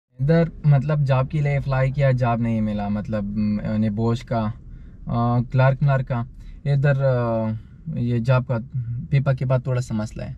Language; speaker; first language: Urdu; non-native, local second language; Pashto